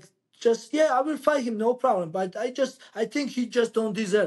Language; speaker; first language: English; non-native, learner; Georgian